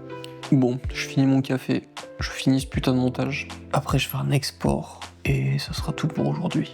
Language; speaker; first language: French; native; French